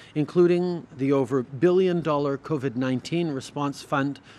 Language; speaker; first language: English; native; English